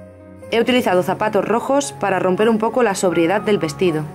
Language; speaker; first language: Spanish; native; Spanish